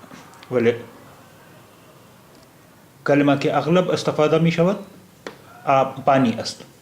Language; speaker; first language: Persian; non-native, learner; Urdu